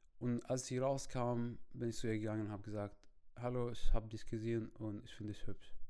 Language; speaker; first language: German; non-native, fluent; Arabic